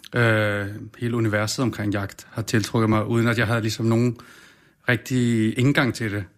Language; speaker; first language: Danish; native; Danish